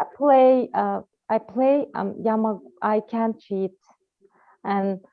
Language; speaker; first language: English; non-native, learner; Russian